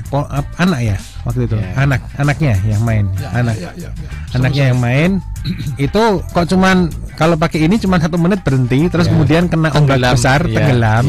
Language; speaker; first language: Indonesian; native; Indonesian